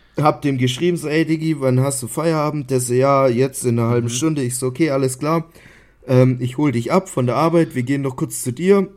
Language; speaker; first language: German; native; German